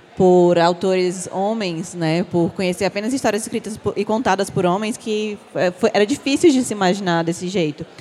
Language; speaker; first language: Portuguese; native; Portuguese